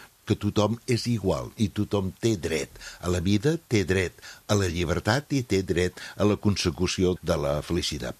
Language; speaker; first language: Catalan; non-native, fluent; English